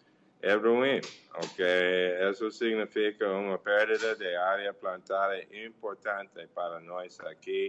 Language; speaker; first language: Portuguese; non-native, learner; English